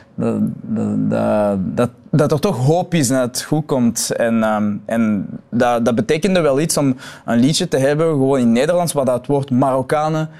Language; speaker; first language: Dutch; early bilingual, other home language; Arabic